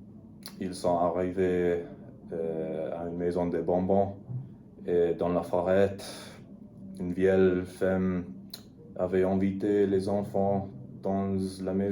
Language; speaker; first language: French; non-native, learner; English